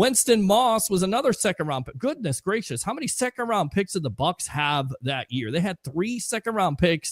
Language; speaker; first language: English; native; English